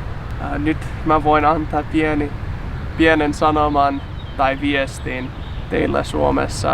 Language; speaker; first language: Finnish; non-native, learner; English